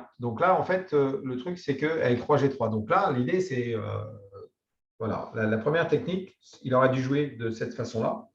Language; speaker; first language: French; native; French